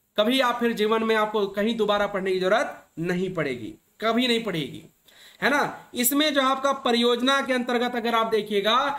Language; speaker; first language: Hindi; native; Hindi